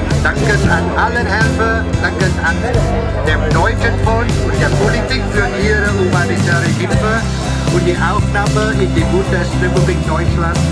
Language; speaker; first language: German; non-native, fluent; Vietnamese